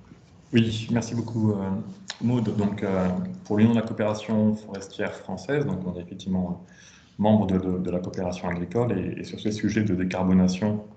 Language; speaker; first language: French; native; French